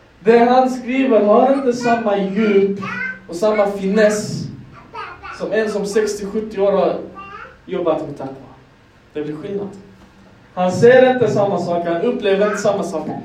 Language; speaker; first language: Swedish; non-native, fluent; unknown